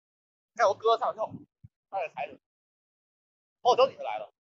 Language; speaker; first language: Chinese; native; Chinese